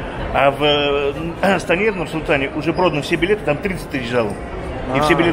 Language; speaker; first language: Russian; native; Russian